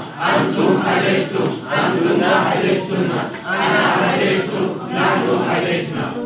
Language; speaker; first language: Arabic; non-native, fluent; Urdu